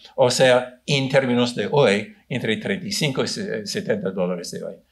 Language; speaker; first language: Spanish; non-native, fluent; English